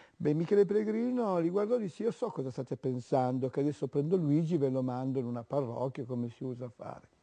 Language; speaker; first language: Italian; native; Italian